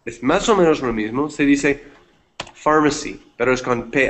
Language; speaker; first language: Spanish; non-native, fluent; English